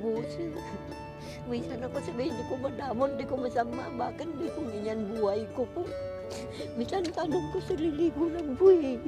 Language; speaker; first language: Filipino; non-native, learner; Vietnamese